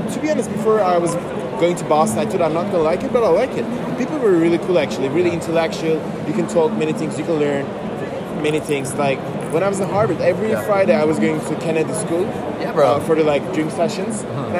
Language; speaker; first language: English; non-native, fluent; Turkish